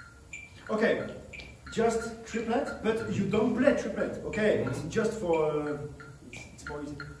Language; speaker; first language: English; non-native, learner; French